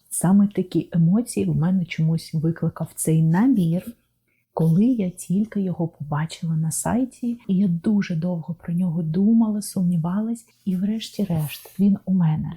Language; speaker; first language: Ukrainian; non-native, local second language; Russian